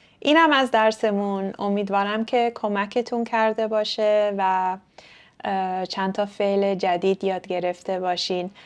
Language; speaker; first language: Persian; native; Persian